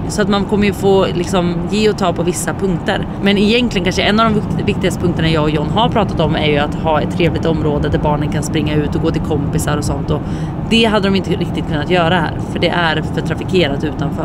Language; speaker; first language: Swedish; native; Swedish